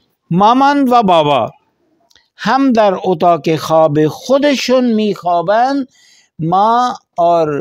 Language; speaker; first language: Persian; non-native, fluent; Urdu